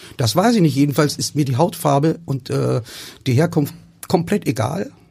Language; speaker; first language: German; early bilingual, other home language; Turkish